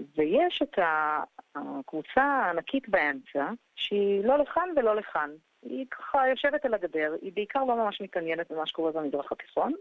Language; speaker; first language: Hebrew; early bilingual, other home language; English